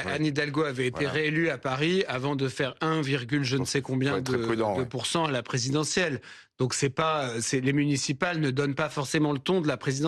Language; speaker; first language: French; native; French